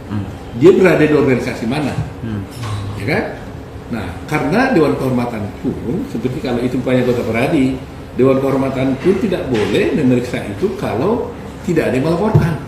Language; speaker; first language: Indonesian; native; Indonesian